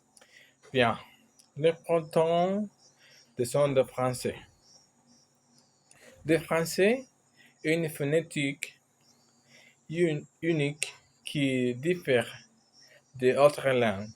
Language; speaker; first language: French; non-native, learner; Spanish